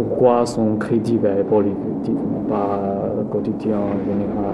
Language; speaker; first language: French; non-native, learner; Chinese